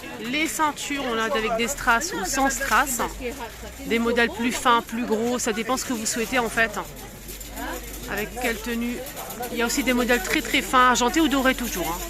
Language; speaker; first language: French; native; French